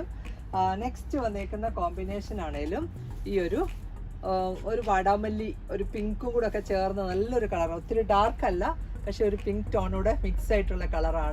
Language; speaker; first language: Malayalam; native; Malayalam